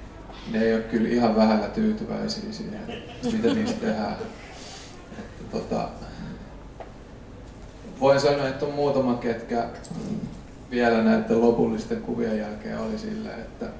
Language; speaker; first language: Finnish; native; Finnish